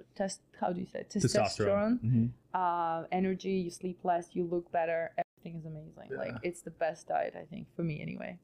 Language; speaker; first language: English; non-native, fluent; Latvian